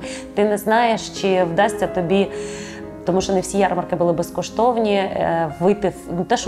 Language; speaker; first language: Ukrainian; native; Ukrainian